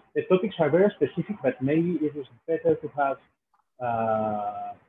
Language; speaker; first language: English; non-native, fluent; Spanish